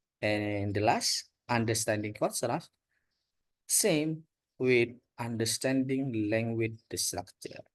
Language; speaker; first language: English; non-native, learner; Indonesian